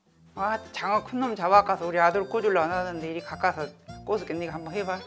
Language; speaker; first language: Korean; native; Korean